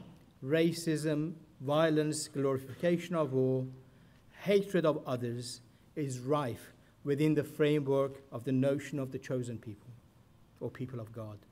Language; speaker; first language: English; non-native, fluent; Persian